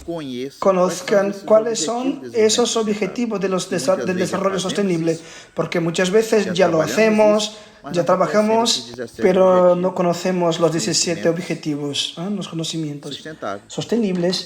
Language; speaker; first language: Spanish; non-native, fluent; Portuguese